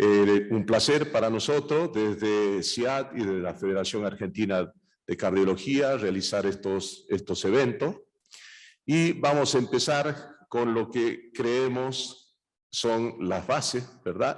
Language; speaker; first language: Spanish; native; Spanish